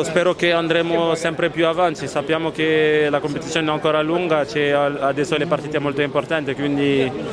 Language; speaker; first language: Italian; non-native, fluent; French